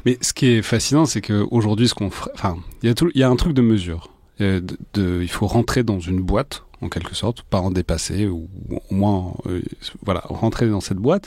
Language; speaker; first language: French; native; French